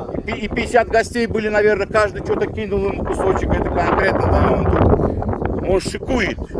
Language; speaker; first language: Russian; native; Russian